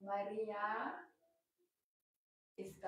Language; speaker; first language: Spanish; non-native, learner; French